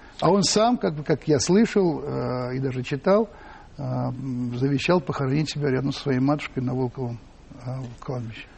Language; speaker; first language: Russian; native; Russian